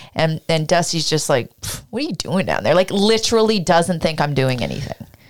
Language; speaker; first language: English; native; English